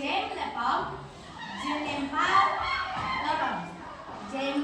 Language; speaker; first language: French; non-native, learner; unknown